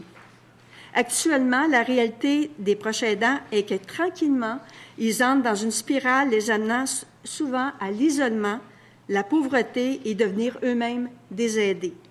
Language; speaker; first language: French; native; French